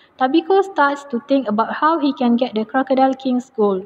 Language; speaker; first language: English; non-native, local second language; Malay